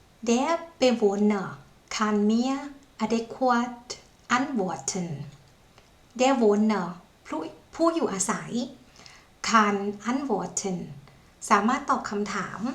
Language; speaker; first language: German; non-native, fluent; Thai